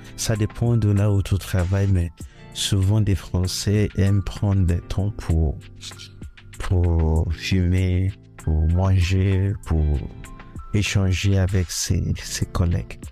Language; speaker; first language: French; non-native, fluent; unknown